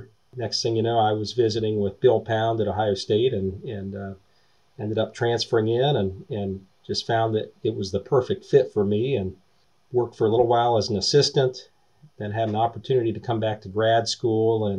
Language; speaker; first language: English; native; English